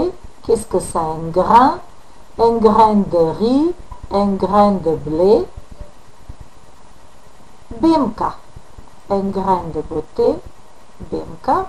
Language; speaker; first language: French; non-native, fluent; Macedonian